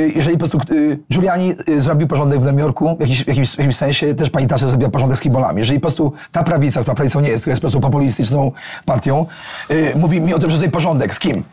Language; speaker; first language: Polish; native; Polish